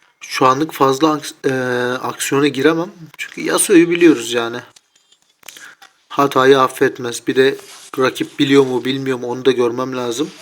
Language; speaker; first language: Turkish; native; Turkish